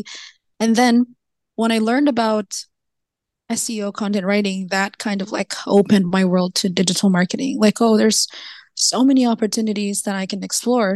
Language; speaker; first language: English; non-native, local second language; Cebuano